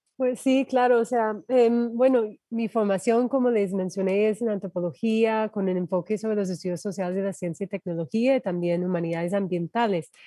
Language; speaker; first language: Spanish; non-native, fluent; English